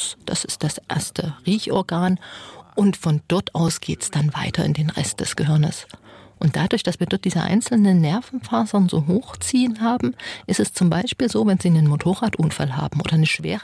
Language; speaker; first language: German; native; German